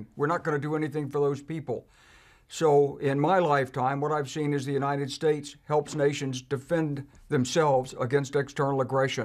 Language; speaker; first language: English; native; English